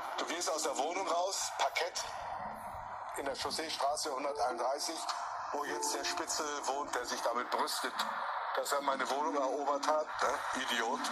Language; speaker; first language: German; native; German